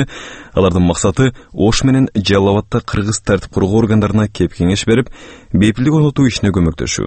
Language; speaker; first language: Kyrgyz; native; Kyrgyz